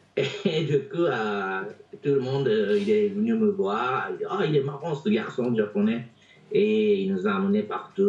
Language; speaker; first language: French; non-native, fluent; Japanese